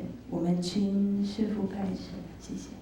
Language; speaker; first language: Chinese; non-native, fluent; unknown